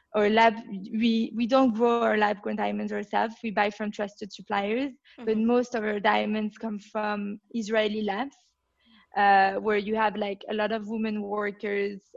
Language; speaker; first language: English; non-native, fluent; French